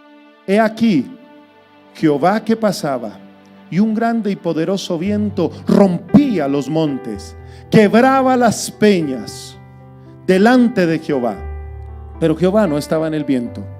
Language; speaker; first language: Spanish; native; Spanish